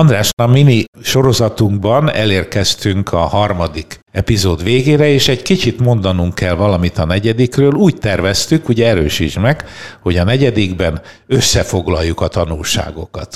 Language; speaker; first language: Hungarian; native; Hungarian